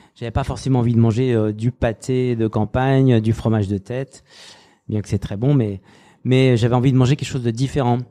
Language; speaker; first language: French; native; French